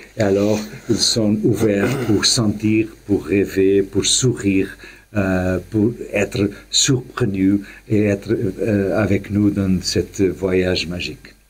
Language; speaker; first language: French; non-native, learner; Portuguese